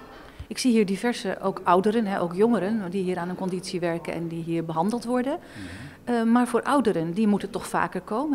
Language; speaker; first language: Dutch; native; Dutch